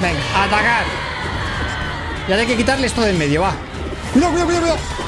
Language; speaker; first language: Spanish; native; Spanish